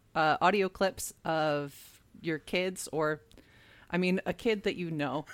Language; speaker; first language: English; native; English